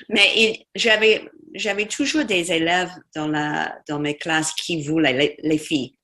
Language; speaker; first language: French; non-native, fluent; English